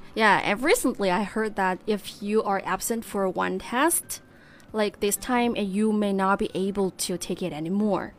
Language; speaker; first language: English; non-native, fluent; Chinese